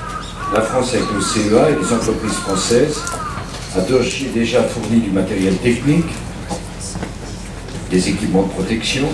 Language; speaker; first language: French; native; French